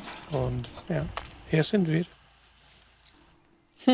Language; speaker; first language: German; non-native, fluent; English